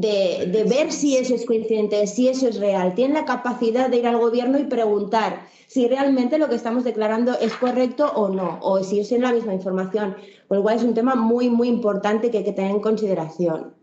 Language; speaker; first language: Spanish; native; Spanish